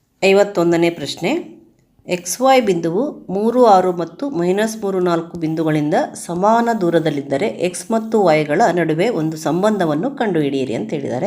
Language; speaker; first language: Kannada; native; Kannada